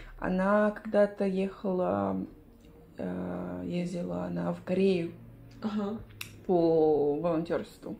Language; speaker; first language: Russian; non-native, fluent; Spanish